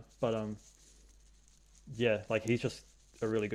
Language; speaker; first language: English; native; English